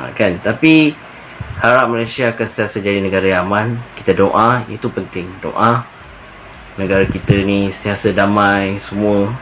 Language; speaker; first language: Malay; native; Malay